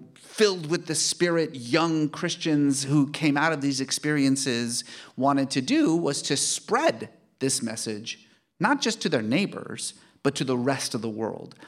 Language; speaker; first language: English; early bilingual, other home language; Persian